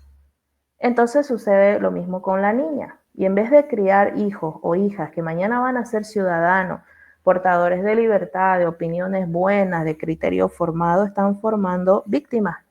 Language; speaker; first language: Spanish; native; Spanish